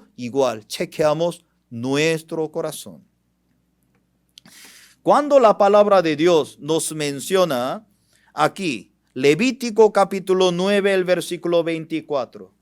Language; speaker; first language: Spanish; non-native, fluent; Korean